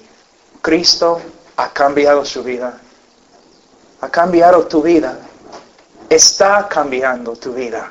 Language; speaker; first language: Spanish; non-native, fluent; English